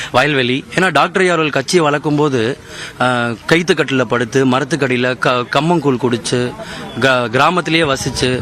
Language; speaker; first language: Tamil; non-native, local second language; Telugu